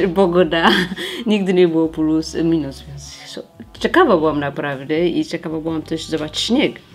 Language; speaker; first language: Polish; non-native, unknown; Tigrinya